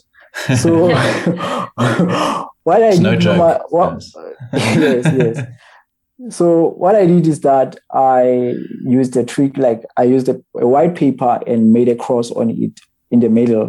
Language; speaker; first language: English; non-native, local second language; Southern Sotho